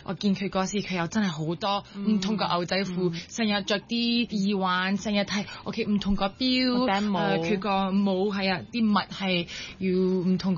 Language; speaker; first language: Cantonese; early bilingual, heritage; French